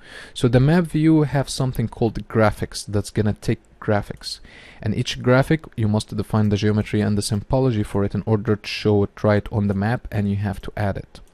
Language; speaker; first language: English; non-native, fluent; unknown